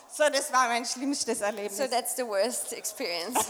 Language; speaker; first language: German; native; German